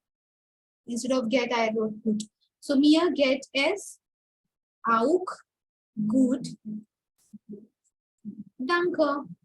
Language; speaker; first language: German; non-native, fluent; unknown